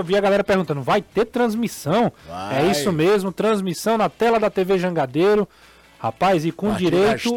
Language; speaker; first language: Portuguese; native; Portuguese